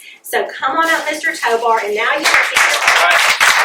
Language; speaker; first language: English; native; English